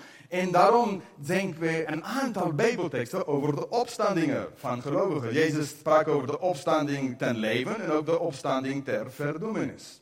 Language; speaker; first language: Dutch; non-native, fluent; English